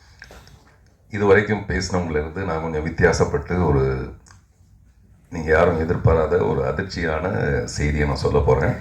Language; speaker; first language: Tamil; native; Tamil